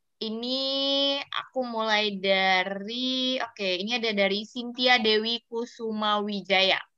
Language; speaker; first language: Indonesian; native; Indonesian